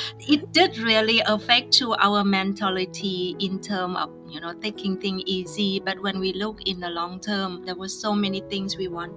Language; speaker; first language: English; non-native, fluent; Vietnamese